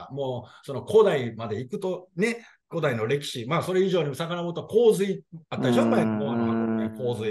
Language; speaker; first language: Japanese; native; Japanese